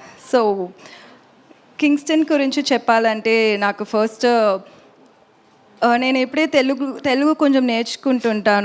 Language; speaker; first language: Telugu; non-native, learner; Tamil